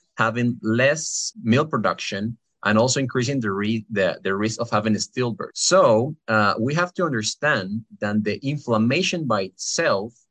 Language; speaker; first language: English; non-native, fluent; Spanish